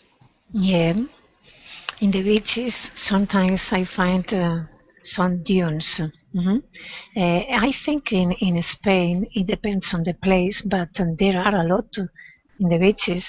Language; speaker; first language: English; non-native, learner; Spanish